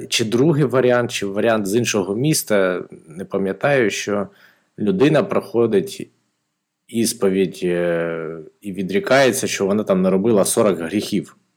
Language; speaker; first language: Ukrainian; non-native, local second language; Russian